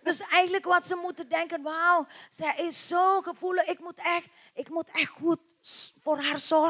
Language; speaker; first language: Dutch; non-native, learner; Indonesian